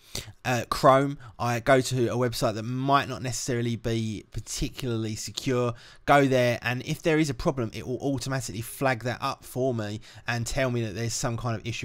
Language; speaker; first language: English; native; English